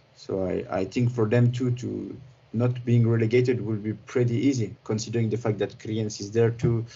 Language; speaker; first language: English; non-native, fluent; French